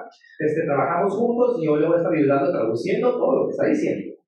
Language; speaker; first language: Spanish; native; Spanish